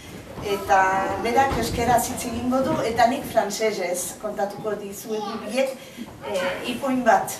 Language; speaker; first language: Basque; non-native, local second language; French